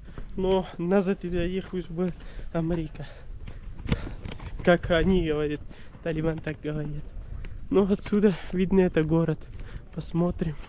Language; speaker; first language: Russian; non-native, learner; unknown